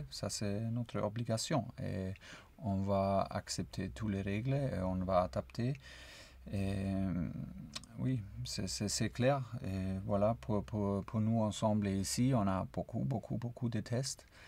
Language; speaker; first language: French; non-native, fluent; German